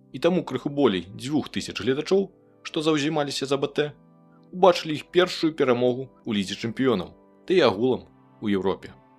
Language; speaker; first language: Belarusian; native; Belarusian